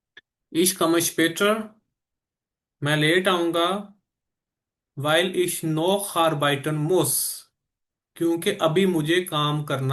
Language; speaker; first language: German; non-native, fluent; Urdu